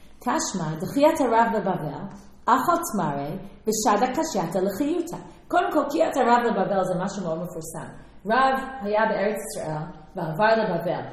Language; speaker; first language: Hebrew; non-native, fluent; English